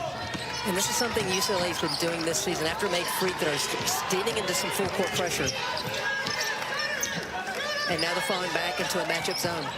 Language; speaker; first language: English; native; English